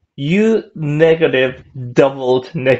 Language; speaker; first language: English; non-native, fluent; Korean